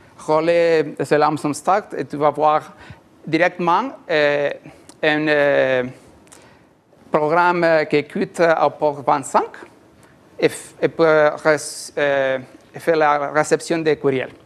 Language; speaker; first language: French; non-native, learner; Spanish